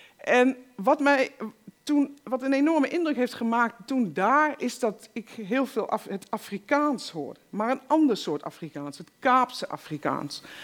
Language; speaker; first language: Dutch; native; Dutch